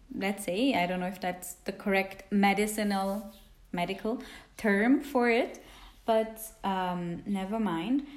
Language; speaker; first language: English; non-native, fluent; Italian